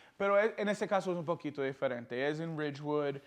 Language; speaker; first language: Spanish; non-native, learner; English